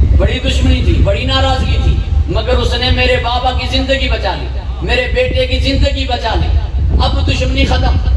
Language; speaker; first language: Urdu; non-native, local second language; Sindhi